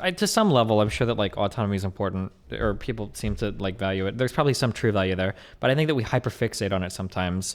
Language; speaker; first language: English; native; English